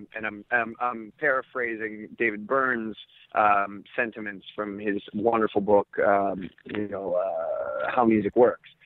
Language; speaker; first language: English; native; English